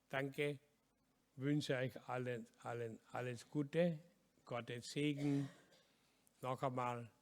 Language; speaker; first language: German; non-native, learner; Hindi